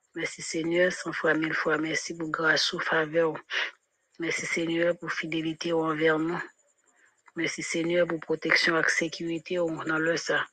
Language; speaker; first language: French; non-native, local second language; Haitian Creole